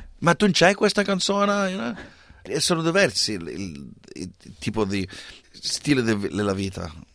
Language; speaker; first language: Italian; early bilingual, heritage; English